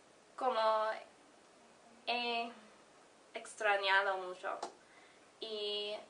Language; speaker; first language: Spanish; early bilingual, heritage; Spanish